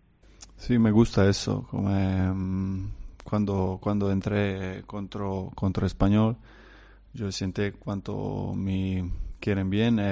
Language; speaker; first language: Spanish; non-native, learner; Croatian